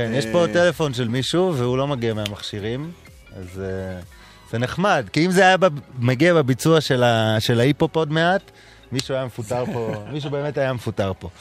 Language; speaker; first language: Hebrew; native; Hebrew